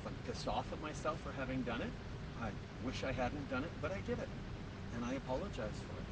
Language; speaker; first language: English; native; English